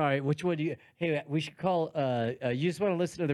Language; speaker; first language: English; native; English